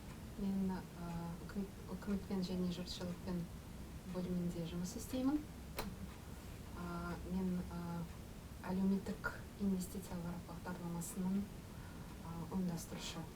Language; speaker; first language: Kazakh; non-native, local second language; Russian